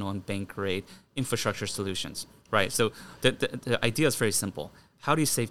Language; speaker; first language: English; native; English